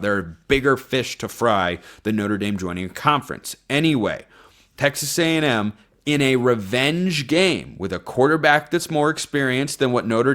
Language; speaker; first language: English; native; English